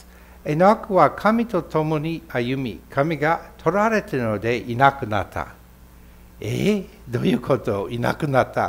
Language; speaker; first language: Japanese; non-native, fluent; English